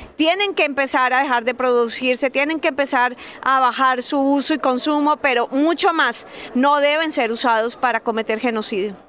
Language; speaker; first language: Spanish; native; Spanish